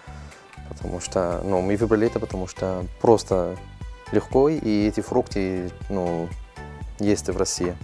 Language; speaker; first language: Russian; non-native, learner; Arabic